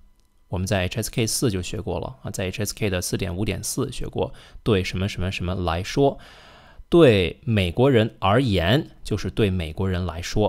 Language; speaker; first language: Chinese; non-native, fluent; English